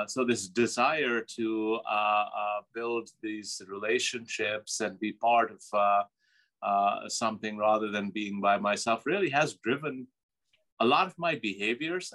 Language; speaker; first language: English; non-native, local second language; Urdu